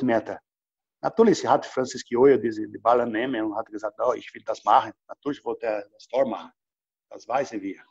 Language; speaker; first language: German; non-native, learner; Portuguese